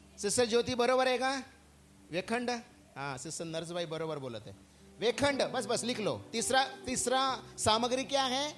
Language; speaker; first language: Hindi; non-native, local second language; Marathi